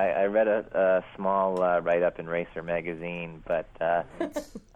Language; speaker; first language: English; native; English